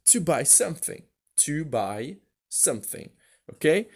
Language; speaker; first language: English; non-native, fluent; Portuguese